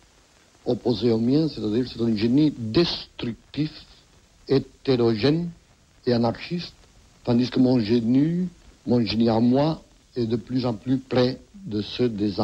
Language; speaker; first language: French; non-native, fluent; Catalan